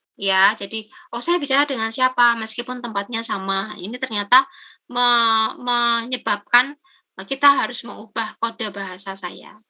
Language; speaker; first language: Indonesian; non-native, local second language; Javanese